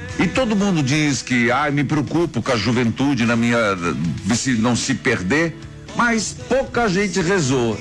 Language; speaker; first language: Portuguese; native; Portuguese